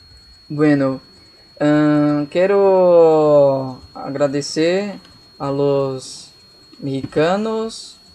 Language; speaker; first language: Spanish; non-native, learner; Portuguese